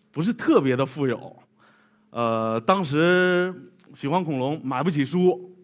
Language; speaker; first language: Chinese; native; Chinese